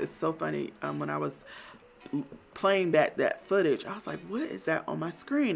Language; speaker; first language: English; native; English